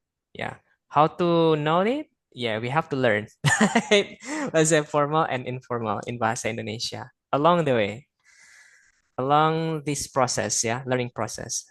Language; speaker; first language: English; non-native, fluent; Indonesian